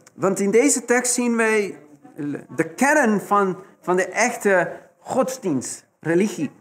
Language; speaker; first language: Dutch; non-native, fluent; Spanish